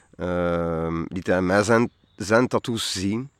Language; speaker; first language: Dutch; non-native, fluent; French